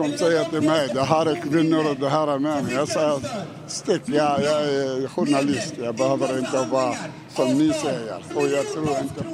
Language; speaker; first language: Swedish; non-native, learner; Arabic